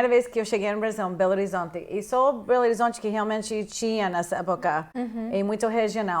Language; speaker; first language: Portuguese; non-native, fluent; English